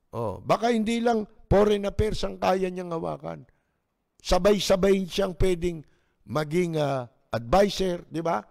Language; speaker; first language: Filipino; native; Filipino